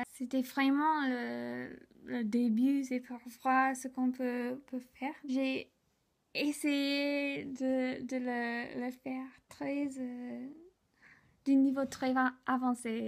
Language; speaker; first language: French; non-native, learner; English